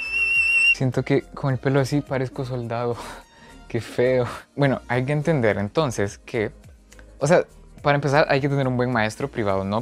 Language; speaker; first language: Spanish; native; Spanish